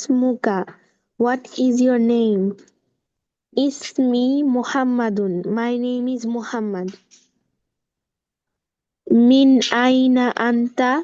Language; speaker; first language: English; non-native, learner; Bangla